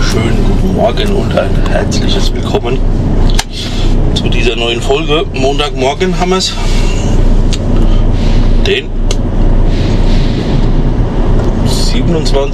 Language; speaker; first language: German; native; German